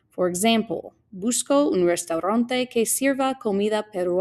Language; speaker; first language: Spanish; non-native, fluent; English